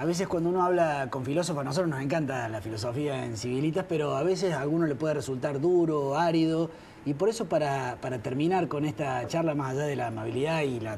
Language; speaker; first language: Spanish; native; Spanish